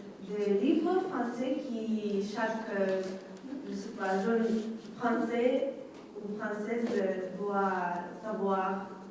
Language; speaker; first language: French; non-native, learner; Russian